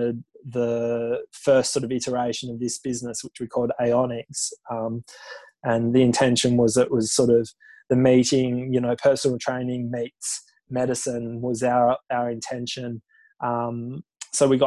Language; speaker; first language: English; native; English